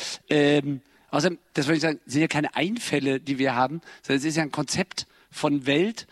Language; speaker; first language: German; native; German